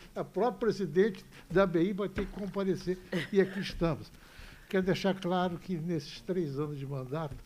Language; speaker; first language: Portuguese; native; Portuguese